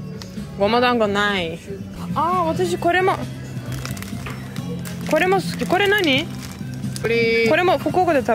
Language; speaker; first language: Japanese; non-native, fluent; Turkish